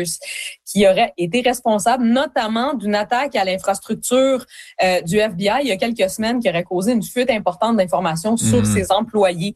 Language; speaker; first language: French; native; French